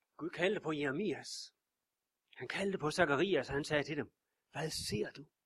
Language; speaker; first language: Danish; native; Danish